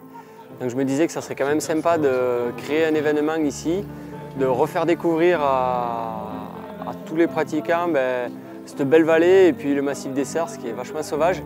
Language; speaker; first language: French; native; French